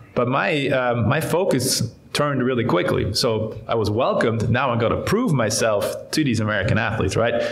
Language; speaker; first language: English; non-native, fluent; Dutch